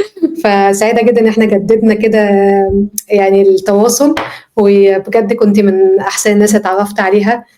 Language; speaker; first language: Arabic; native; Arabic